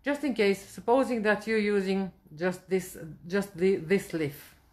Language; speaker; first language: English; non-native, fluent; Romanian